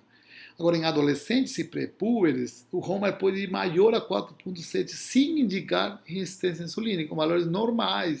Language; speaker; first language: Portuguese; non-native, fluent; Spanish